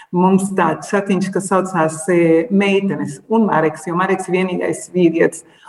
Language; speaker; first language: Latvian; early bilingual, heritage; Latvian